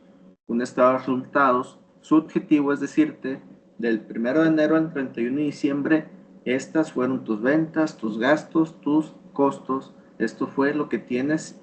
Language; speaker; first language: Spanish; native; Spanish